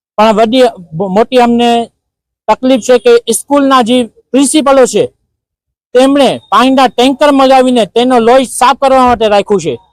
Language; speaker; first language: Gujarati; non-native, local second language; Sindhi